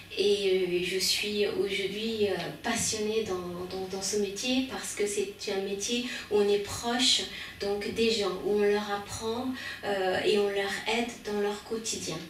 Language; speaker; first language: French; early bilingual, other home language; Khmer